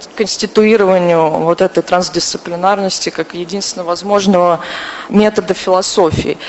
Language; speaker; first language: Russian; native; Russian